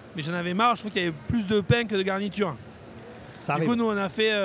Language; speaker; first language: French; native; French